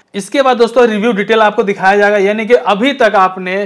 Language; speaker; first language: Hindi; native; Hindi